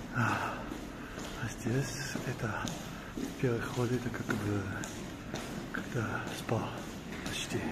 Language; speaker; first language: Russian; non-native, learner; French